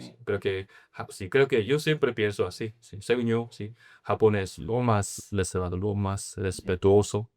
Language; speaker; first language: Spanish; non-native, learner; Korean